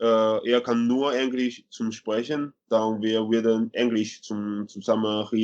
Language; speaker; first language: German; non-native, learner; Chinese